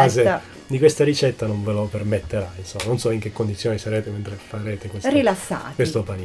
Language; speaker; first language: Italian; native; Italian